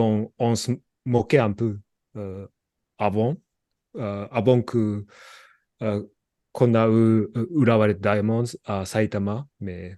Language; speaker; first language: French; non-native, learner; Japanese